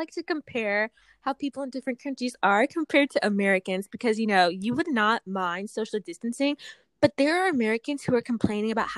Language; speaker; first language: English; native; English